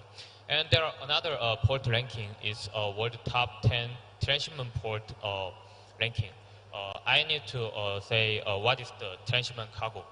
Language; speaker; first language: English; non-native, learner; Korean